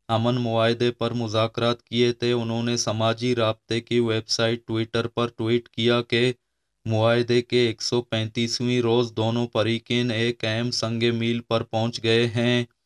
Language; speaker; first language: Urdu; non-native, local second language; Baluchi